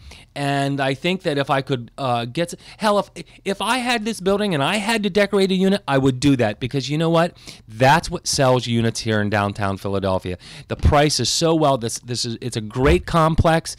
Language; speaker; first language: English; native; English